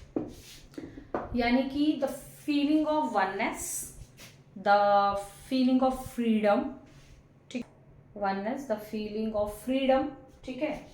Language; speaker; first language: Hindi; non-native, local second language; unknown